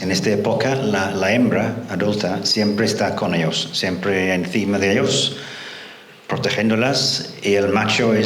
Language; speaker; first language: Spanish; non-native, fluent; English